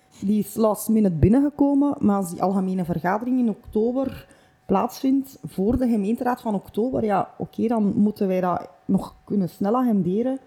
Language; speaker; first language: Dutch; native; Dutch